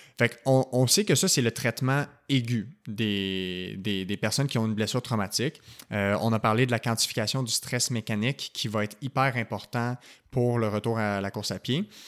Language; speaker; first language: French; native; French